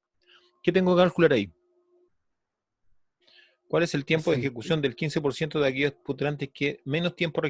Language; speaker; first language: Spanish; native; Spanish